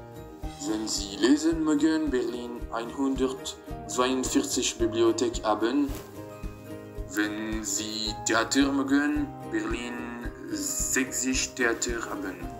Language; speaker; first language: German; non-native, learner; French